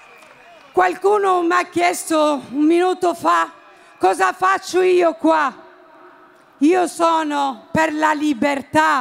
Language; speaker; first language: Italian; non-native, fluent; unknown